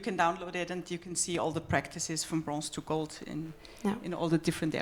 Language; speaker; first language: English; non-native, fluent; German